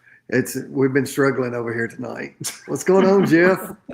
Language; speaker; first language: English; native; English